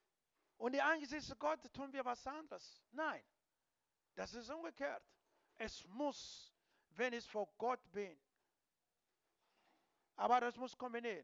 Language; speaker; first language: German; non-native, learner; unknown